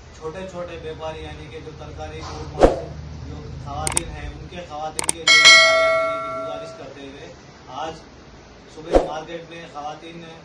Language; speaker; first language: Urdu; native; Urdu